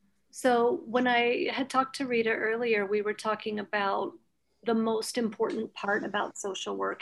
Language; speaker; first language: English; native; English